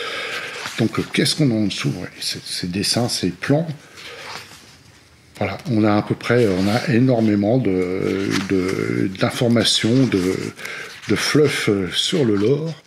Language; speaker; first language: French; native; French